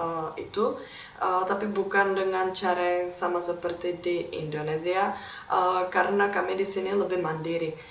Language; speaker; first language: Indonesian; non-native, fluent; Czech